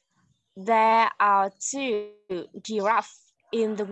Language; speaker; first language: English; non-native, learner; Vietnamese